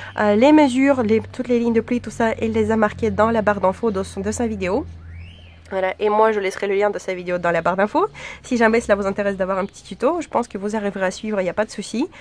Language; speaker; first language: French; non-native, fluent; Russian